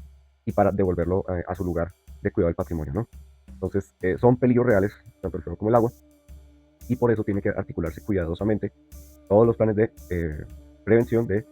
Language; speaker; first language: Spanish; native; Spanish